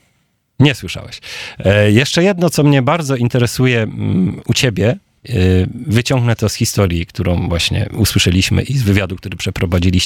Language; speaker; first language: Polish; native; Polish